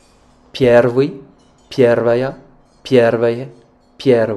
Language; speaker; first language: Russian; non-native, fluent; French